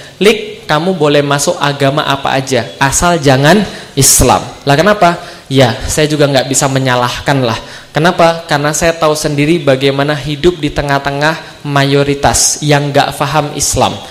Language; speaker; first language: Indonesian; native; Indonesian